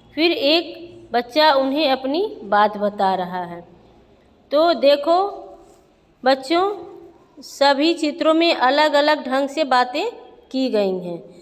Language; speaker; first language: Hindi; native; Hindi